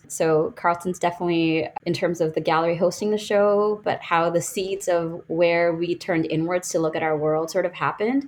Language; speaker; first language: English; non-native, local second language; Bangla